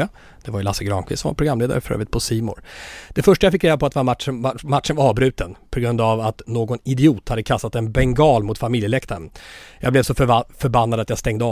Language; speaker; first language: Swedish; native; Swedish